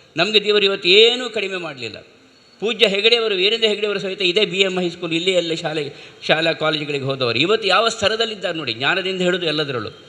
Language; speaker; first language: Kannada; native; Kannada